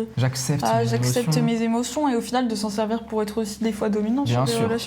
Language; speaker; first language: French; native; French